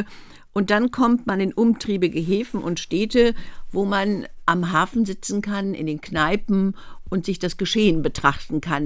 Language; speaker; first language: German; native; German